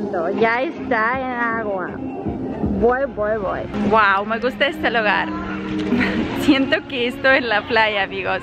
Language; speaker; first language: Spanish; non-native, fluent; Russian